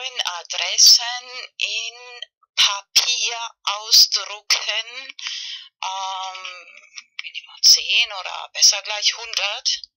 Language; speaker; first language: German; non-native, fluent; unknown